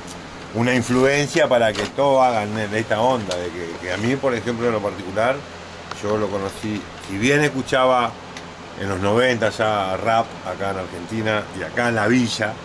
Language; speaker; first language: Spanish; native; Spanish